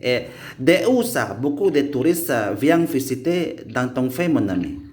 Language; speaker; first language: French; non-native, learner; Indonesian